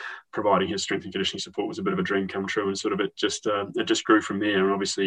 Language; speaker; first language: English; native; English